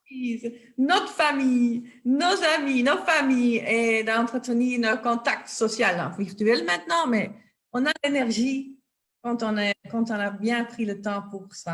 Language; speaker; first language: French; non-native, local second language; Dutch